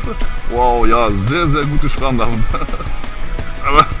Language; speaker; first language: German; non-native, learner; French